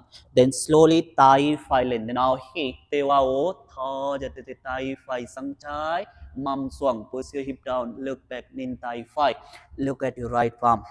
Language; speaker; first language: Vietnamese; non-native, learner; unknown